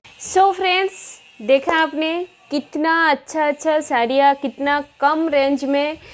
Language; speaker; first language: Hindi; non-native, local second language; Bangla